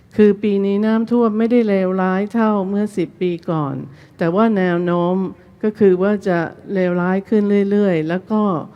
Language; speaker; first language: Thai; non-native, fluent; English